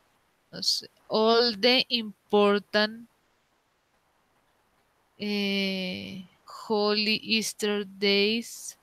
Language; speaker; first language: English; non-native, learner; Spanish